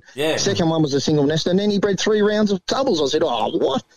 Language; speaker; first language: English; native; English